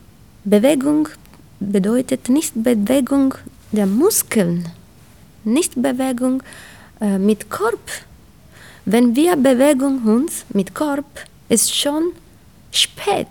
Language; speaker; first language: German; non-native, learner; Italian